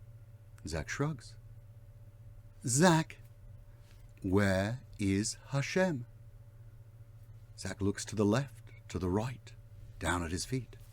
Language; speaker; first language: English; native; English